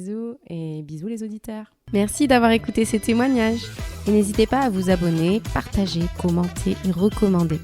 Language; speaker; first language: French; early bilingual, other home language; Arabic